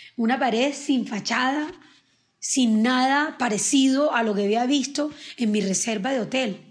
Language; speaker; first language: Spanish; native; Spanish